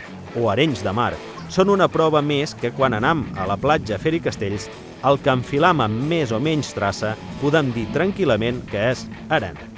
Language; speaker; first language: Catalan; native; Catalan